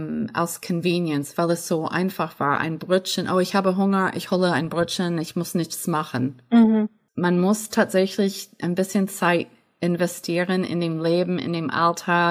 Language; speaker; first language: German; non-native, fluent; English